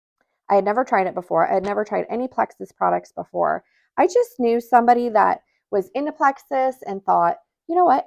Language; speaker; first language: English; native; English